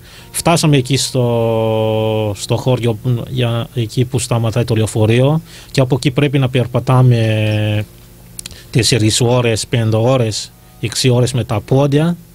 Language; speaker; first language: Greek; non-native, learner; Malagasy